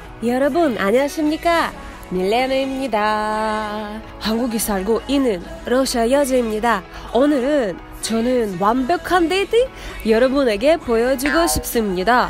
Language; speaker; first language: Korean; non-native, learner; Russian